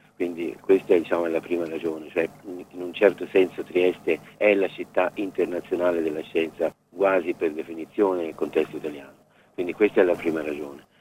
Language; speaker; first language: Italian; native; Italian